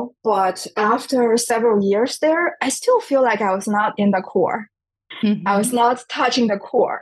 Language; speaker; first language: English; non-native, fluent; Chinese